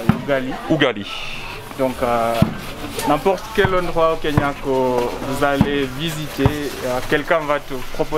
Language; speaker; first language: French; non-native, fluent; Luo (Kenya and Tanzania)